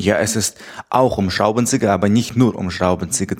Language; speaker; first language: German; non-native, fluent; Tajik